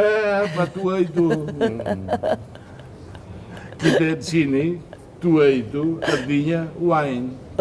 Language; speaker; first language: Indonesian; non-native, fluent; Tetum